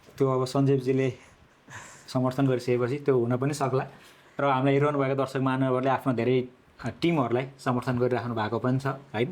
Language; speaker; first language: Nepali; native; Nepali